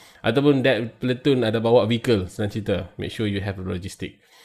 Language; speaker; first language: English; non-native, local second language; Malay